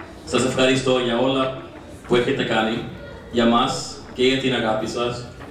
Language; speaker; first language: Greek; early bilingual, other home language; English